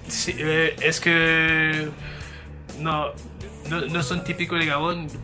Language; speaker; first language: Spanish; non-native, fluent; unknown